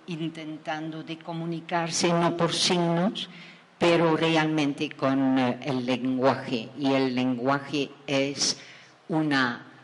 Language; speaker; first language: Spanish; non-native, fluent; French